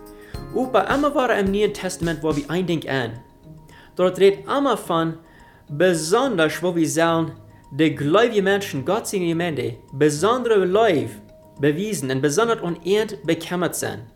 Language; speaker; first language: German; non-native, learner; Afrikaans